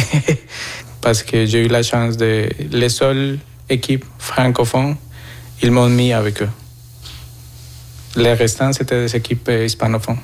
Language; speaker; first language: French; non-native, fluent; Spanish